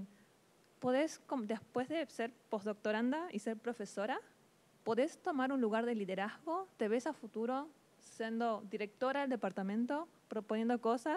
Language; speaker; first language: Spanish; native; Spanish